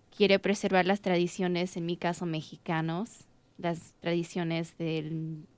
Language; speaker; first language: Spanish; early bilingual, heritage; Spanish